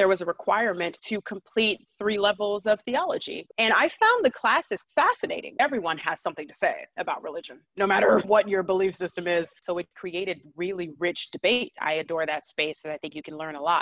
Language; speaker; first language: English; native; English